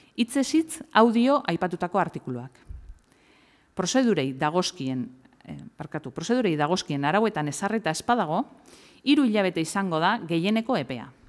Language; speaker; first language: Basque; native; Basque